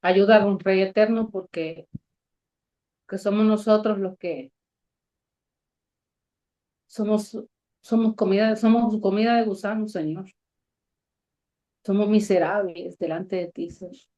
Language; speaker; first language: Spanish; native; Spanish